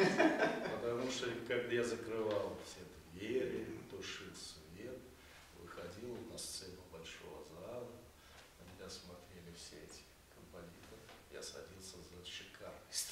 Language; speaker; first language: Russian; native; Russian